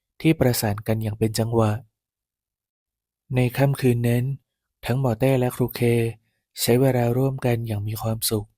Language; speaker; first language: Thai; native; Thai